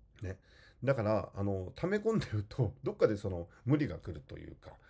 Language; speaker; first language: Japanese; native; Japanese